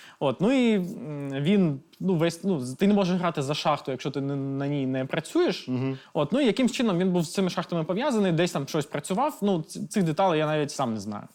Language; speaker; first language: Ukrainian; non-native, local second language; Russian